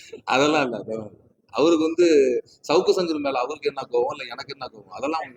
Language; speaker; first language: Tamil; native; Tamil